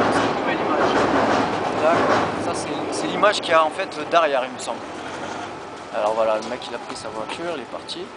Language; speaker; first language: French; native; French